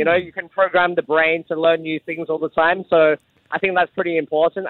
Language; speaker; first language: English; native; English